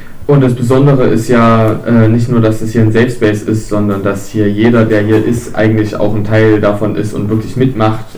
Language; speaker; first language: German; native; German